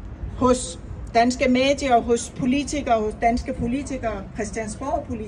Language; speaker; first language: Danish; non-native, fluent; Persian